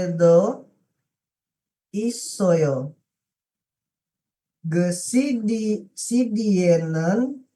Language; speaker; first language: Korean; non-native, learner; Indonesian